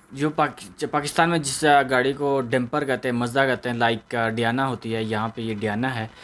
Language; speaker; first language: Urdu; non-native, local second language; Punjabi